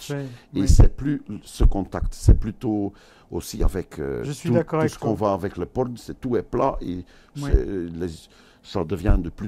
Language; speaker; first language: French; non-native, local second language; Dutch